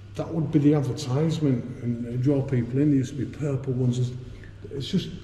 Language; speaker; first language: English; native; English